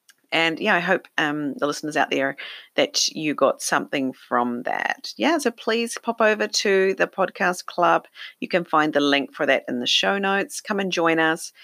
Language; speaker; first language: English; native; English